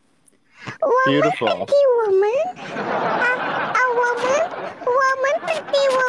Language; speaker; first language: English; non-native, learner; Indonesian